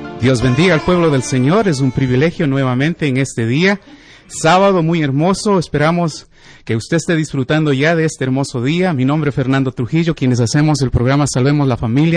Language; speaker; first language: Spanish; native; Spanish